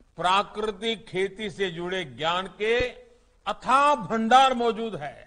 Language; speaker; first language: Hindi; non-native, local second language; Gujarati